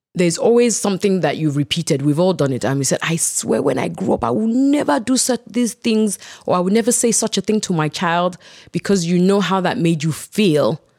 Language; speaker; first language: English; non-native, local second language; Yoruba